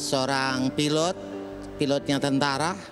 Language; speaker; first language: Indonesian; native; Indonesian